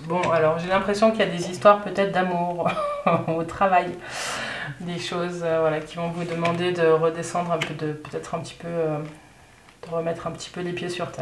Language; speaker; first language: French; native; French